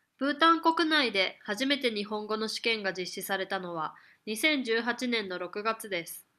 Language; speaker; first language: Japanese; native; Japanese